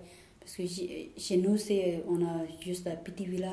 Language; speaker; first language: French; non-native, learner; Tibetan